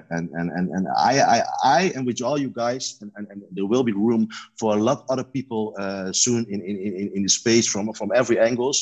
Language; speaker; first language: English; non-native, learner; Dutch